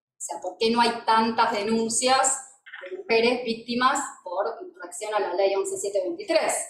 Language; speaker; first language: Spanish; native; Spanish